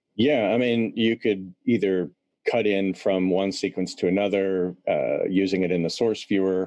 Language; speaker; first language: English; native; English